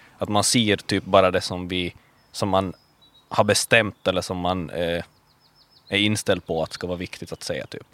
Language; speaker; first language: Swedish; native; Swedish